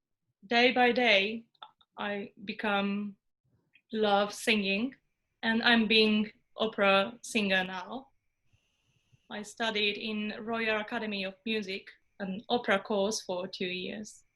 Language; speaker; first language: English; non-native, fluent; Japanese